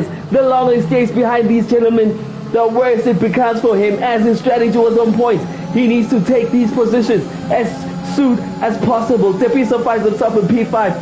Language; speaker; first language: English; non-native, local second language; Zulu